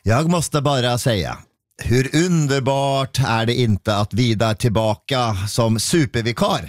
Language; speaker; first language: Swedish; non-native, learner; Norwegian